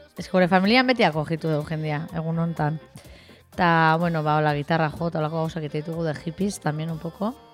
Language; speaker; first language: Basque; native; Basque